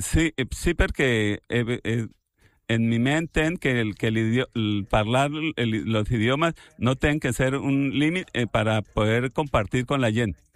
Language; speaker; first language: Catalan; non-native, learner; Spanish